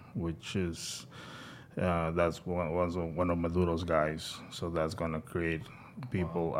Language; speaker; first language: English; non-native, fluent; Spanish